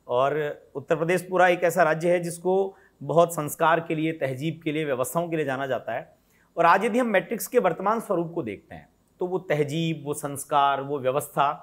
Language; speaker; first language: Hindi; native; Hindi